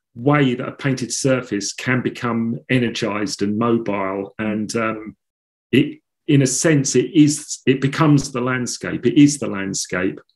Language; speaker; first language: English; native; English